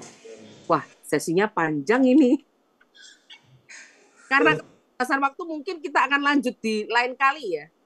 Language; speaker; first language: Indonesian; native; Indonesian